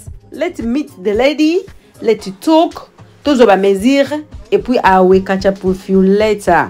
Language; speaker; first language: English; non-native, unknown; Lingala